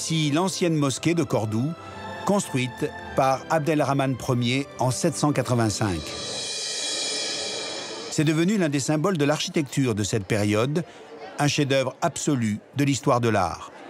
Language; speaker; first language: French; native; French